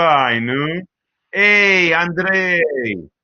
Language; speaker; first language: Russian; non-native, learner; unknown